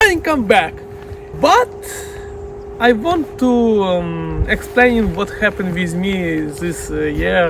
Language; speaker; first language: English; non-native, learner; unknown